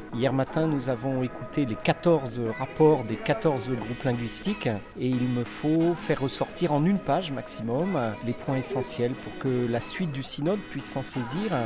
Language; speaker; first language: French; native; French